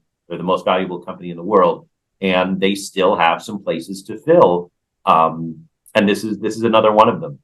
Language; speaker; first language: English; native; English